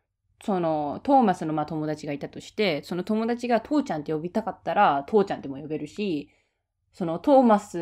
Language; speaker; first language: Japanese; native; Japanese